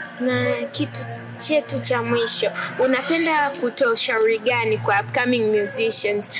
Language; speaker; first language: Swahili; native; Swahili